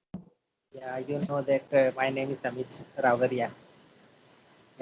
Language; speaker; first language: English; non-native, learner; Hindi